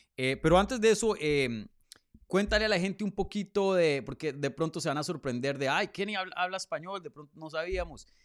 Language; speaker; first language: Spanish; native; Spanish